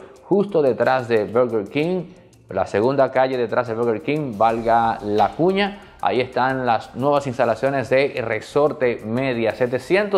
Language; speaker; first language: Spanish; native; Spanish